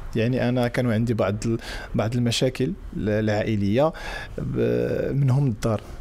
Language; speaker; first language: Arabic; native; Arabic